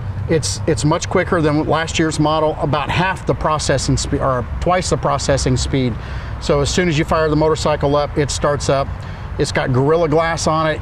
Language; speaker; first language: English; native; English